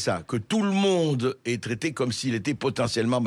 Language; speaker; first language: French; native; French